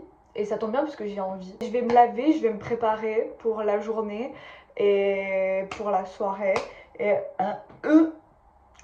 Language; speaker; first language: French; native; French